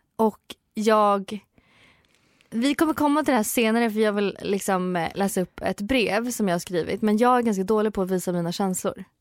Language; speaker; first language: Swedish; native; Swedish